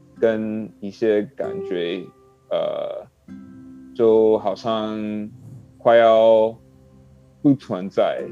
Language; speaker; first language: Chinese; non-native, learner; English